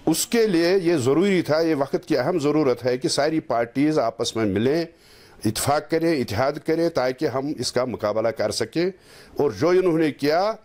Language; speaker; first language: Urdu; non-native, local second language; Kashmiri